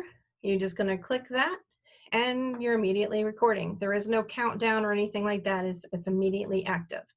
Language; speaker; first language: English; native; English